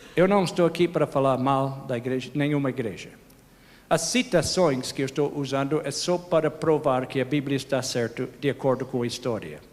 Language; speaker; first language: Portuguese; non-native, fluent; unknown